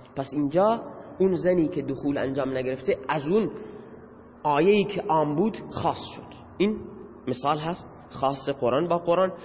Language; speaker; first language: Persian; native; Persian